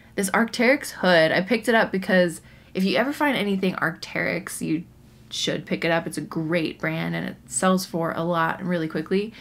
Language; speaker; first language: English; native; English